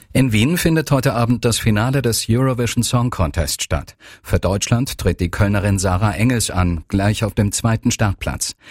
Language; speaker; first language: German; native; German